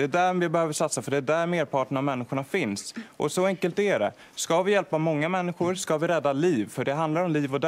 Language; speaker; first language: Swedish; native; Swedish